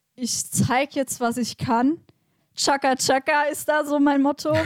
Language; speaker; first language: German; native; German